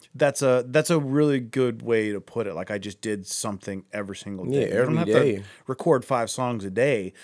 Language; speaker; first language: English; native; English